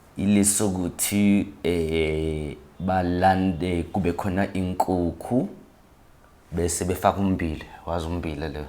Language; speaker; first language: Zulu; native; Zulu